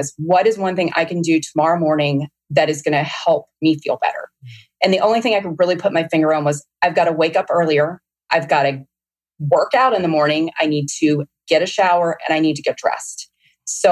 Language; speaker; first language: English; native; English